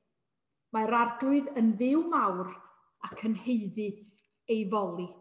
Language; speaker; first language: Welsh; native; Welsh